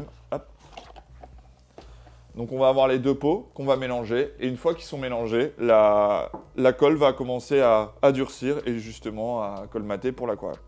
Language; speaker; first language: French; native; French